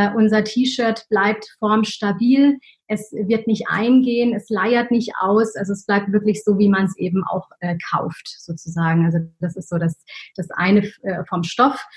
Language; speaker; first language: German; early bilingual, other home language; Arabic